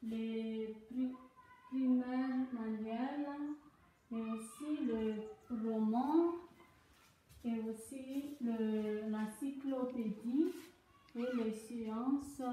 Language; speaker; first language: French; non-native, local second language; Malagasy